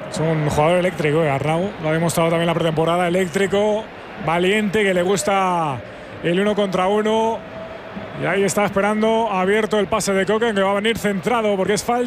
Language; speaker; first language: Spanish; native; Spanish